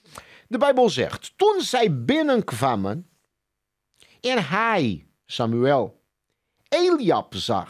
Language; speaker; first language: Dutch; non-native, fluent; Portuguese